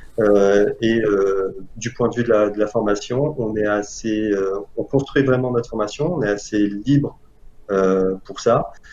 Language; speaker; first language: French; non-native, local second language; Arabic